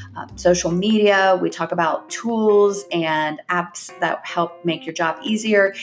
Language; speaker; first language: English; native; English